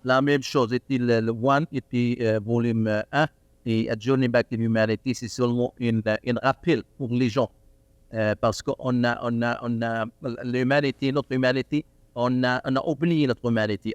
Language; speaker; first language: French; non-native, learner; Arabic